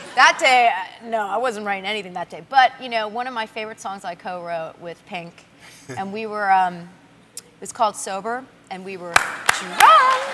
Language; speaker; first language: English; native; English